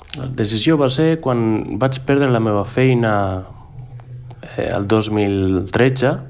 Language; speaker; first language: Catalan; non-native, fluent; Greek